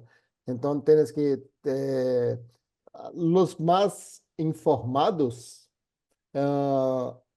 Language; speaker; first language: Spanish; non-native, fluent; Portuguese